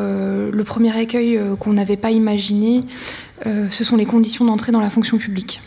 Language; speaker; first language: French; native; French